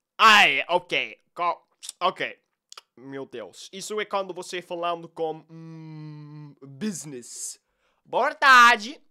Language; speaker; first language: Portuguese; non-native, learner; English